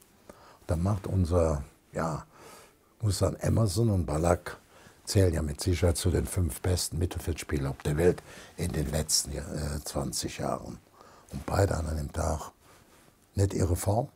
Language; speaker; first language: German; native; German